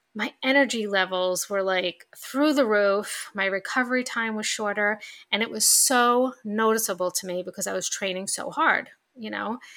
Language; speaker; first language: English; native; English